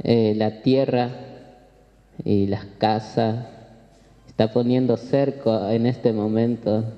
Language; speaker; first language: Spanish; non-native, local second language; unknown